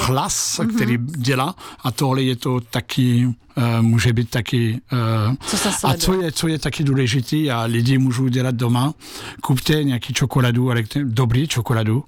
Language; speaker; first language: Czech; non-native, learner; French